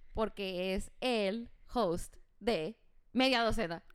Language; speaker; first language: Spanish; early bilingual, heritage; Spanish